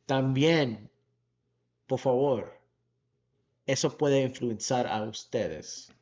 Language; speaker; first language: Spanish; early bilingual, heritage; Spanish